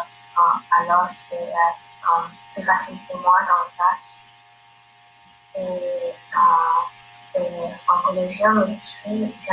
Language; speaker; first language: French; non-native, learner; English